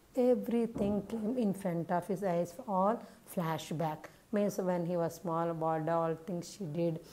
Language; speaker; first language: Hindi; non-native, local second language; Telugu